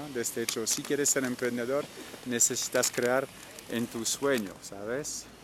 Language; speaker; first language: Spanish; non-native, fluent; French